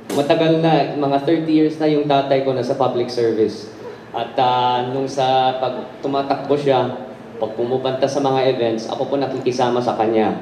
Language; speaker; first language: Filipino; native; Filipino